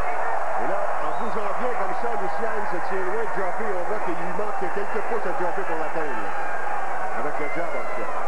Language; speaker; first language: French; native; French